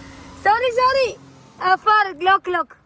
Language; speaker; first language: English; non-native, learner; Malayalam